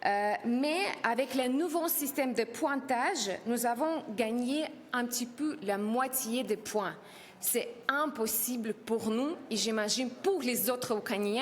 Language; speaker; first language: French; non-native, learner; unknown